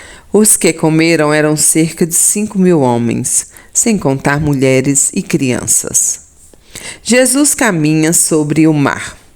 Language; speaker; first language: Portuguese; native; Portuguese